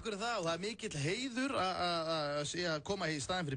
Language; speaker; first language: Icelandic; native; Icelandic